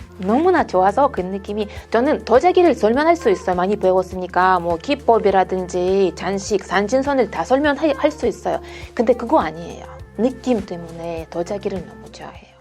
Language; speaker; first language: Korean; non-native, fluent; Russian